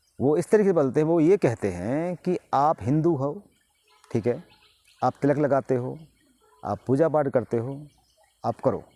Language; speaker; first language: Hindi; native; Hindi